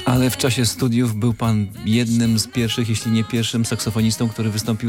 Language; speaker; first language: Polish; native; Polish